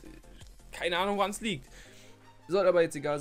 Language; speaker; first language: German; native; German